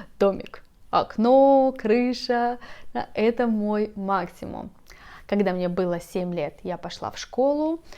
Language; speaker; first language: Russian; native; Russian